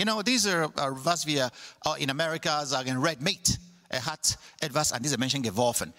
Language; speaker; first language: German; non-native, fluent; Igbo